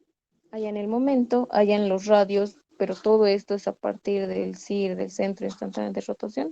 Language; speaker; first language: Spanish; native; Spanish